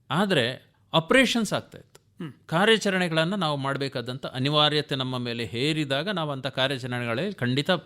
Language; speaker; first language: Kannada; non-native, local second language; Tulu